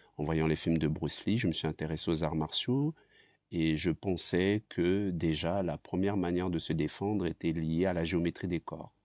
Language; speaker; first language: French; early bilingual, other home language; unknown